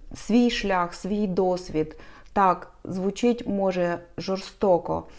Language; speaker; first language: Ukrainian; non-native, local second language; Russian